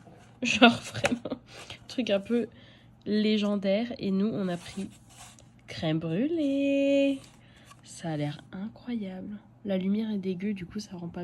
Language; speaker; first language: French; native; French